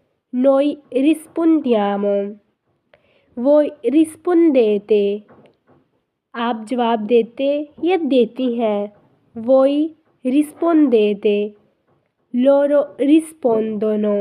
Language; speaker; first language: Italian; non-native, fluent; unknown